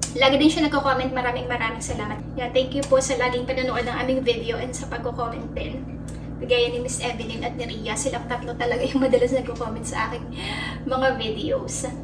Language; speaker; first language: Filipino; native; Filipino